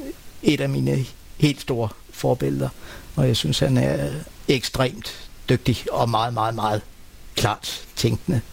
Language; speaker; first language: Danish; native; Danish